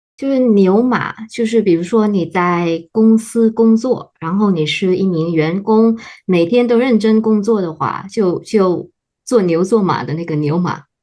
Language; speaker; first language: Chinese; non-native, fluent; Vietnamese